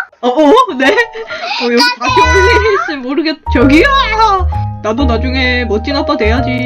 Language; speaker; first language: Korean; native; Korean